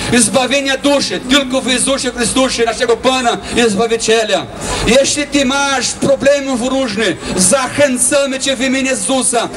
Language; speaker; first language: Polish; non-native, learner; Portuguese